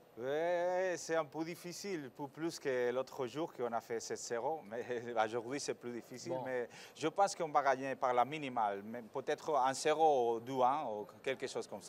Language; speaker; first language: French; non-native, fluent; Spanish